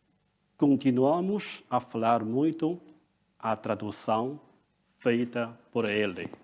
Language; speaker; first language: Portuguese; non-native, fluent; Chinese